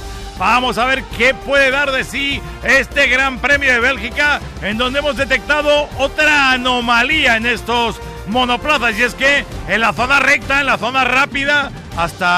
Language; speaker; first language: Spanish; native; Spanish